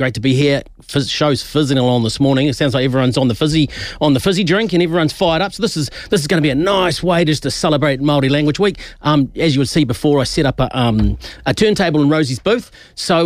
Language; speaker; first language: English; native; English